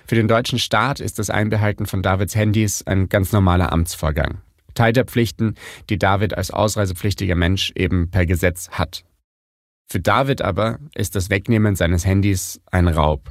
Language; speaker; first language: German; native; German